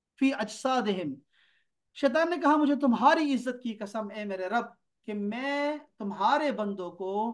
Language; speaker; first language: Urdu; native; Urdu